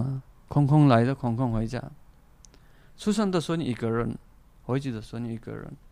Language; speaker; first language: Chinese; non-native, fluent; Nepali